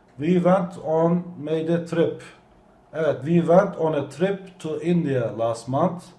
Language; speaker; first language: English; non-native, fluent; Turkish